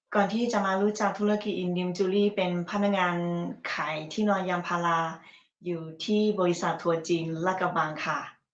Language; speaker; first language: Thai; early bilingual, other home language; Chinese